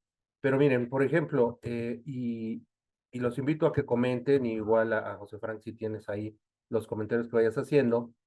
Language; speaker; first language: Spanish; native; Spanish